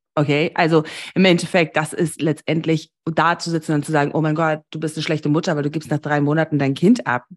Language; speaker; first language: German; early bilingual, heritage; German